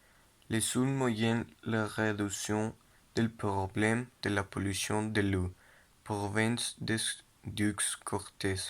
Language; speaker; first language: French; non-native, learner; Spanish